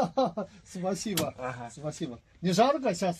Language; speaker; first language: Russian; non-native, learner; Chinese